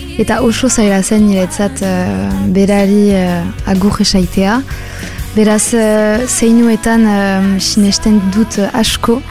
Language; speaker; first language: Basque; non-native, local second language; French